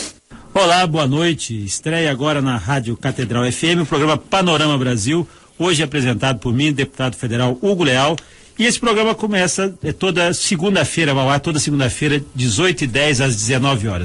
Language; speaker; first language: Portuguese; native; Portuguese